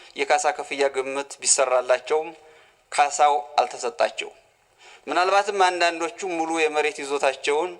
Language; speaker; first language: Amharic; native; Amharic